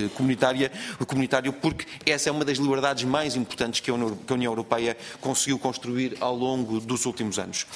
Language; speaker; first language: Portuguese; native; Portuguese